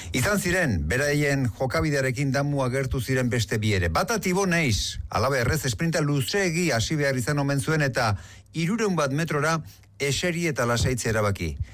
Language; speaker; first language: Basque; native; Basque